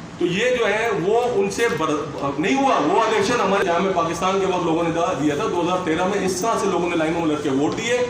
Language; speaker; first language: Urdu; native; Urdu